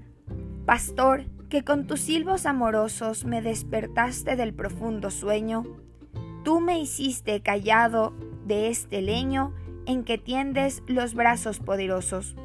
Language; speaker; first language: Spanish; native; Spanish